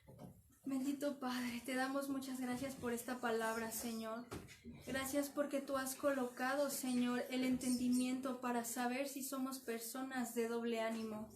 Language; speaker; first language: Spanish; native; Spanish